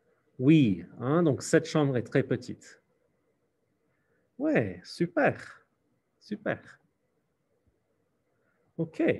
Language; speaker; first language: French; non-native, fluent; English